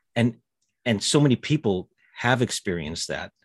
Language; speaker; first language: English; native; English